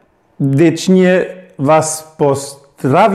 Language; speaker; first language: Polish; non-native, learner; German